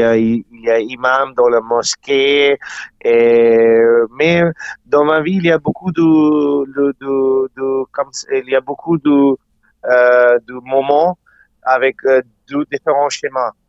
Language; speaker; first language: French; non-native, learner; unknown